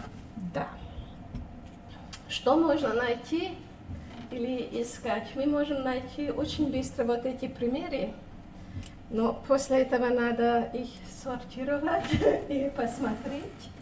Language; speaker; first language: Russian; non-native, fluent; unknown